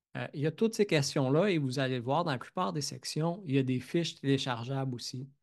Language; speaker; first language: French; native; French